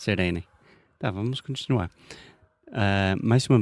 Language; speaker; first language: Portuguese; non-native, fluent; English